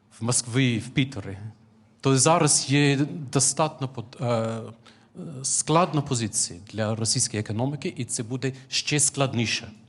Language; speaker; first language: Ukrainian; non-native, fluent; English